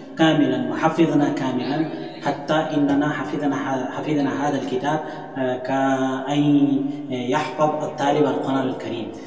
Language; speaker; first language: Arabic; non-native, fluent; Urdu